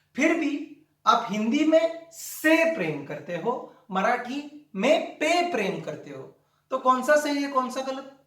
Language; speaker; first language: Hindi; non-native, local second language; Marathi